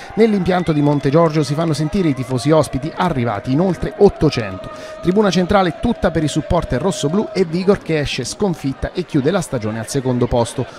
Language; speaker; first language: Italian; native; Italian